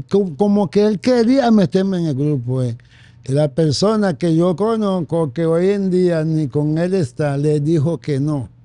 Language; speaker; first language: Spanish; non-native, fluent; Haitian Creole